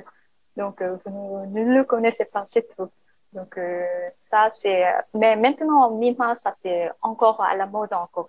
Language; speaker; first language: French; non-native, learner; Korean